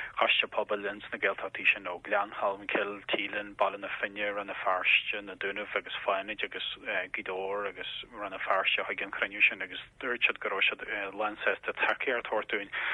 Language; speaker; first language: Irish; native; Irish